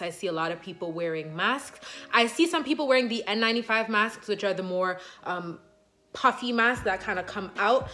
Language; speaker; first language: English; native; English